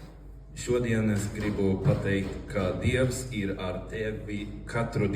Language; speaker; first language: Latvian; early bilingual, heritage; Swedish